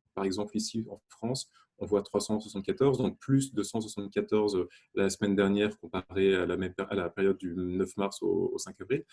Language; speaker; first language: French; native; French